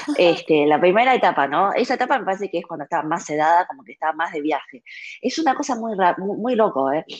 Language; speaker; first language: Spanish; early bilingual, other home language; Chinese